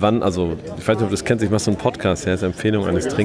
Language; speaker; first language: German; native; German